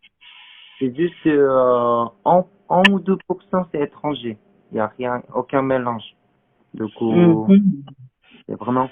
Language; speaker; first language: French; non-native, learner; Korean